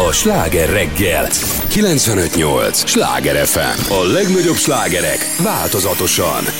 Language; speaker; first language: Hungarian; native; Hungarian